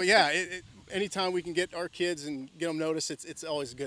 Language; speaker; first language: English; native; English